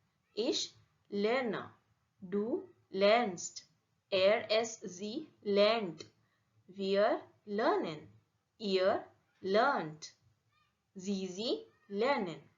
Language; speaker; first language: German; non-native, fluent; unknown